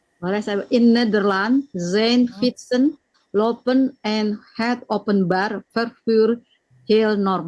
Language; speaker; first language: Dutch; non-native, learner; Indonesian